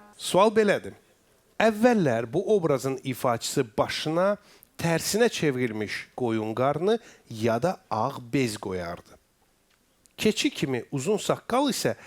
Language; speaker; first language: Azerbaijani; native; Azerbaijani